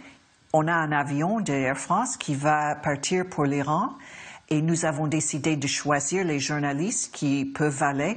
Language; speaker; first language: French; non-native, fluent; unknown